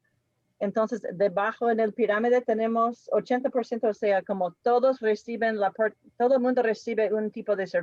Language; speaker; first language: Spanish; non-native, fluent; English